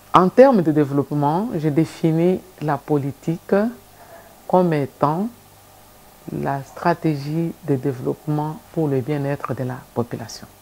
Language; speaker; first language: French; non-native, local second language; Lingala